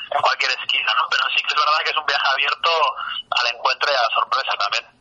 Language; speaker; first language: Spanish; native; Spanish